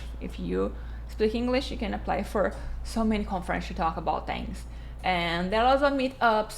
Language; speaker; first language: English; non-native, fluent; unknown